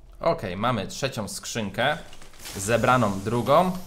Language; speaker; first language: Polish; native; Polish